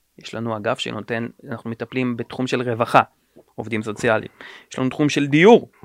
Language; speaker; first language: Hebrew; native; Hebrew